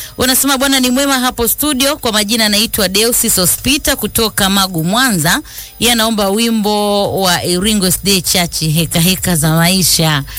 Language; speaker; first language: Swahili; native; Swahili